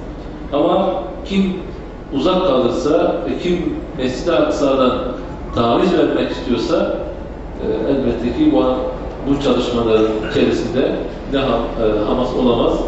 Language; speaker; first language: Turkish; native; Turkish